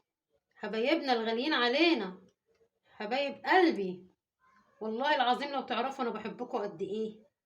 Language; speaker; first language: Arabic; native; Arabic